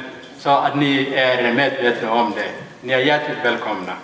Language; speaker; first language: Swedish; early bilingual, other home language; Somali